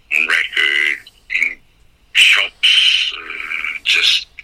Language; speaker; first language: English; non-native, fluent; Italian